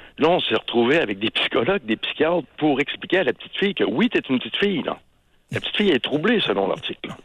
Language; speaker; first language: French; native; French